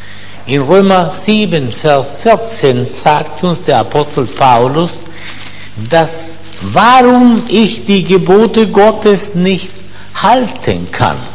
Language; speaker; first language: German; non-native, fluent; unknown